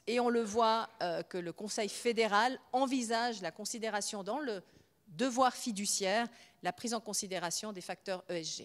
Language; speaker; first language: French; native; French